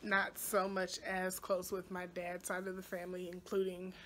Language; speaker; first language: English; native; English